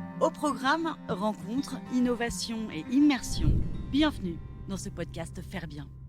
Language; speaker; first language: French; native; French